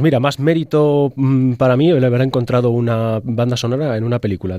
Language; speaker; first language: Spanish; native; Spanish